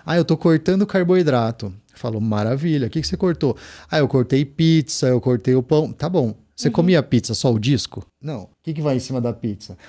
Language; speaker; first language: Portuguese; native; Portuguese